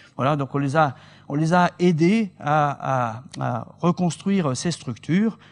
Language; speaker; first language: French; native; French